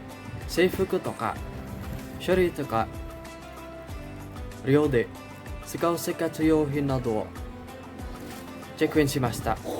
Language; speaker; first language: Japanese; non-native, learner; Indonesian